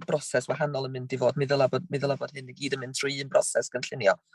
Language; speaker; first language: Welsh; native; Welsh